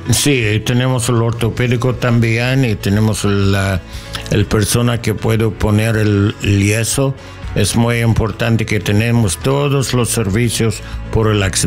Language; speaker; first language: Spanish; non-native, learner; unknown